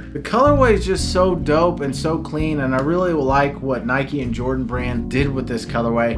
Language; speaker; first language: English; native; English